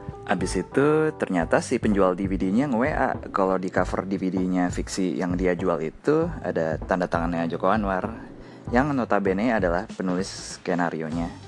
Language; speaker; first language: Indonesian; native; Indonesian